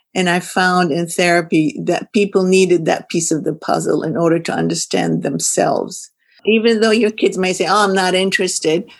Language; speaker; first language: English; non-native, fluent; Arabic